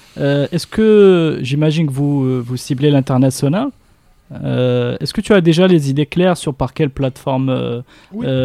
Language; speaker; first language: French; non-native, local second language; Arabic